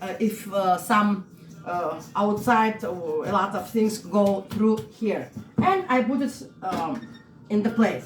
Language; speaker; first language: English; non-native, learner; Russian